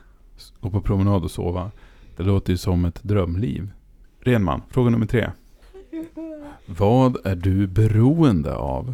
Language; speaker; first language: Swedish; native; Swedish